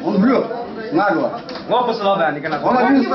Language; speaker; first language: Russian; non-native, local second language; Kyrgyz